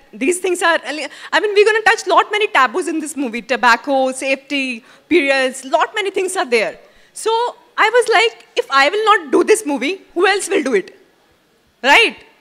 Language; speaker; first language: English; non-native, local second language; Hindi